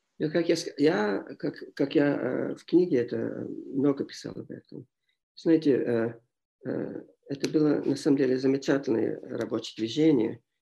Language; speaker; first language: Russian; non-native, fluent; English